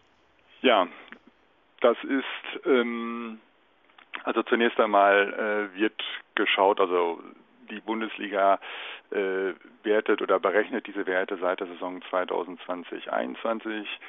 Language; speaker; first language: German; native; German